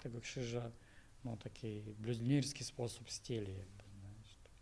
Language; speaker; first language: Ukrainian; native; Ukrainian